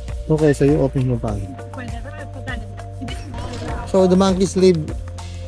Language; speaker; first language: English; non-native, local second language; Filipino